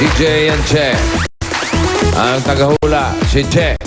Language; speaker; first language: Filipino; native; Filipino